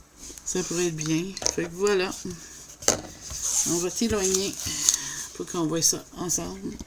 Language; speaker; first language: French; native; French